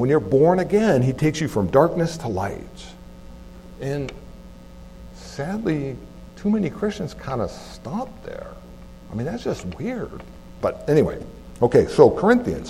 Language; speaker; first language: English; native; English